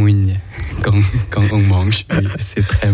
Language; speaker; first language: French; non-native, learner; Thai